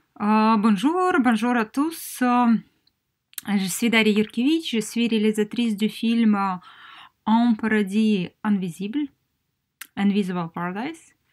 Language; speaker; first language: French; non-native, fluent; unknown